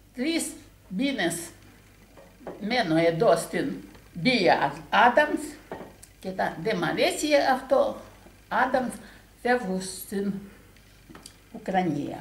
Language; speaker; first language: Greek; non-native, learner; Russian